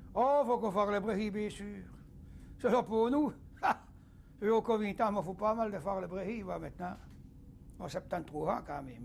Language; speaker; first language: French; native; French